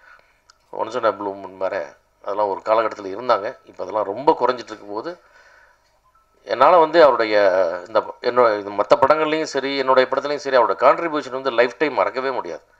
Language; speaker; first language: Tamil; native; Tamil